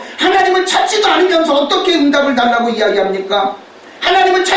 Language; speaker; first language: Korean; native; Korean